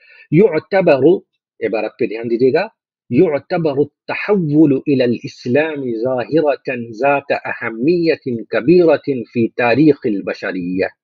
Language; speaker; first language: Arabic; non-native, fluent; Urdu